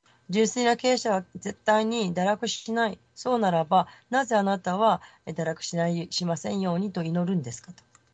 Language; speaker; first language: Japanese; native; Japanese